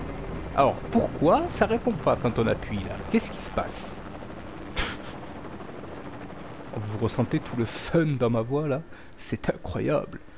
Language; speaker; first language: French; native; French